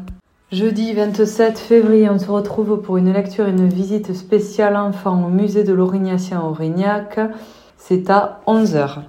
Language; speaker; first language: French; native; French